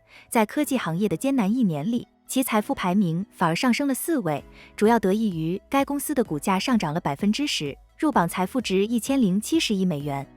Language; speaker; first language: Chinese; native; Chinese